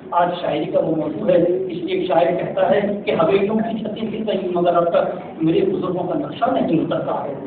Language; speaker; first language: Urdu; native; Urdu